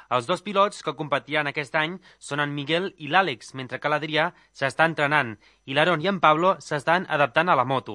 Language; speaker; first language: Catalan; native; Catalan